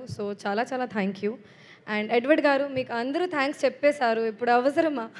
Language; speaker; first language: Telugu; non-native, fluent; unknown